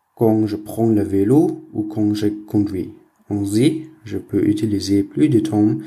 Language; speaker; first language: French; non-native, fluent; German